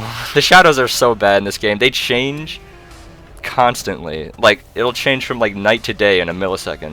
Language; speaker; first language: English; native; English